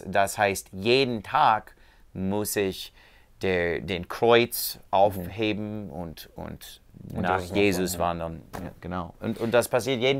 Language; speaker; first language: German; non-native, learner; English